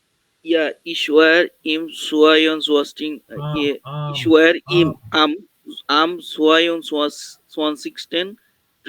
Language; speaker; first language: German; non-native, learner; Bangla